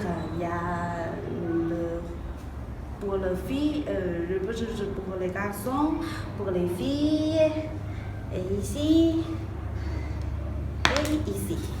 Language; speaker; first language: French; non-native, fluent; Chinese